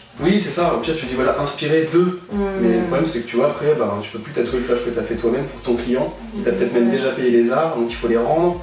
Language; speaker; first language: French; native; French